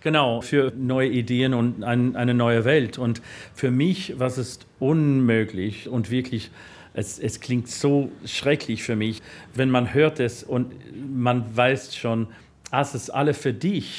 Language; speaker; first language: German; non-native, learner; English